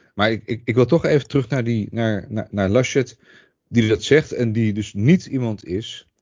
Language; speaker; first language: Dutch; native; Dutch